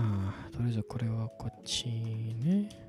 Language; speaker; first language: Japanese; non-native, fluent; Indonesian